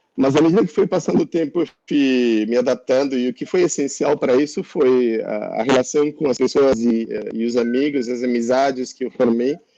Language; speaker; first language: Portuguese; non-native, fluent; Spanish